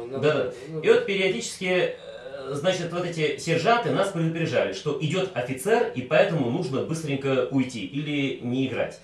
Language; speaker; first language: Russian; native; Russian